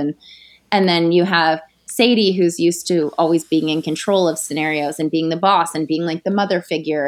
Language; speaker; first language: English; native; English